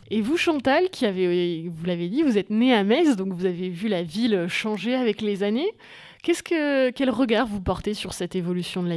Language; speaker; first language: French; native; French